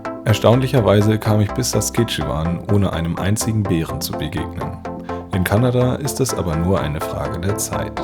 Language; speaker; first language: German; native; German